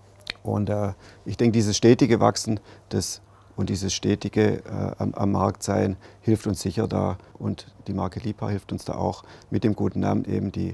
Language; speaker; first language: German; native; German